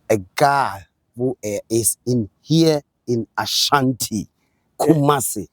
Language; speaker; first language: German; non-native, fluent; Akan